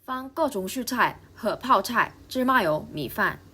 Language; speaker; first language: Chinese; non-native, learner; Korean